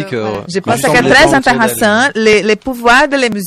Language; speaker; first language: French; non-native, learner; Portuguese